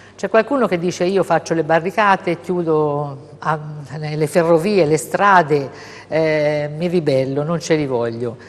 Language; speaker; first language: Italian; native; Italian